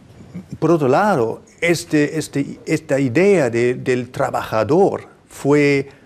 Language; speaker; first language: Spanish; non-native, fluent; German